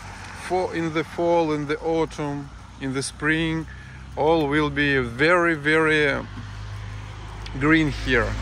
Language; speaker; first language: English; non-native, learner; Russian